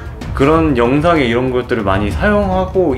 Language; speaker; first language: Korean; native; Korean